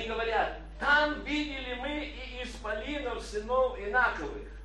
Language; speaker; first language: Polish; non-native, learner; Russian